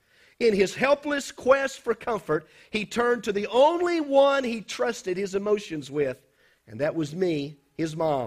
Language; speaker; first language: English; native; English